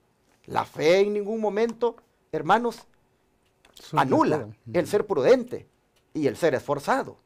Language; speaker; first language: Spanish; native; Spanish